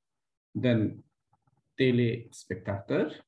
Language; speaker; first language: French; non-native, fluent; Hindi